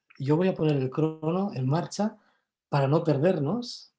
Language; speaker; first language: Spanish; non-native, local second language; Catalan